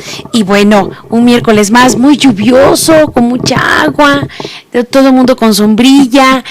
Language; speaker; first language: Spanish; native; Spanish